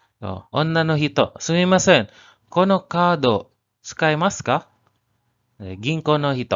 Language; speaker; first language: Japanese; non-native, learner; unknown